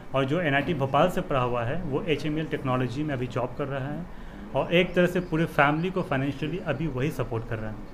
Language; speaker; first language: Hindi; native; Hindi